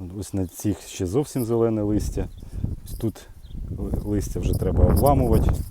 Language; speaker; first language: Ukrainian; native; Ukrainian